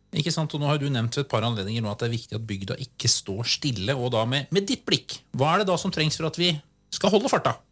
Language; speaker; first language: Norwegian; native; Norwegian